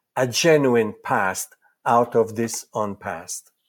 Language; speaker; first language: English; non-native, fluent; Italian